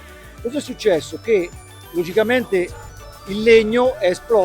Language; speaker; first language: Italian; native; Italian